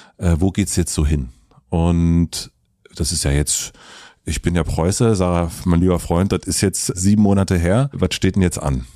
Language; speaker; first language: German; native; German